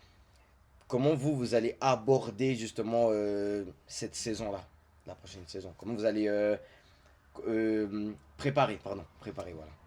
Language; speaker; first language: French; native; French